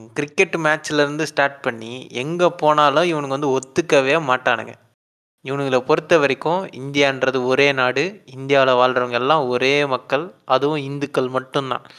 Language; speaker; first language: Tamil; native; Tamil